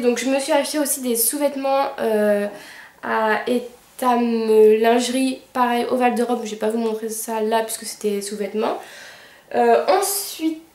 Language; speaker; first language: French; native; French